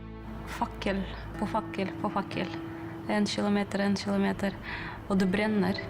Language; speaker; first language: Norwegian; non-native, fluent; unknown